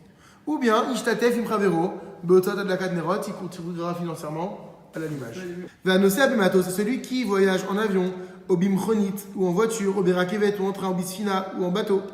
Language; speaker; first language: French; native; French